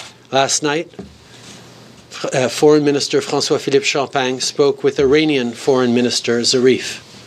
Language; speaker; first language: English; native; English